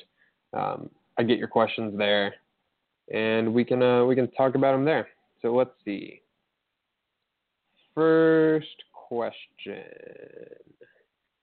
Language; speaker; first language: English; native; English